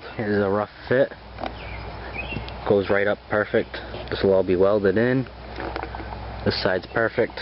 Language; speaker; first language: English; native; English